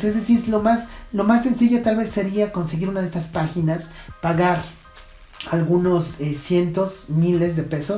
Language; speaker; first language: Spanish; native; Spanish